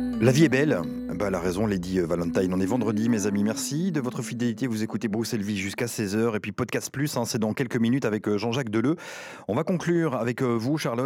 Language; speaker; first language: French; native; French